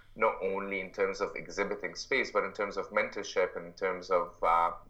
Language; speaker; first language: English; non-native, fluent; Arabic